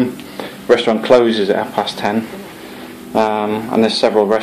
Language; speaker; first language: English; native; English